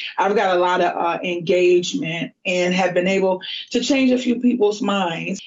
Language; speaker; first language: English; native; English